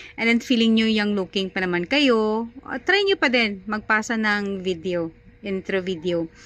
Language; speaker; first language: Filipino; non-native, local second language; Hiligaynon